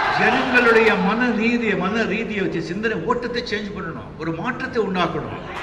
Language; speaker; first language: Tamil; non-native, local second language; Marathi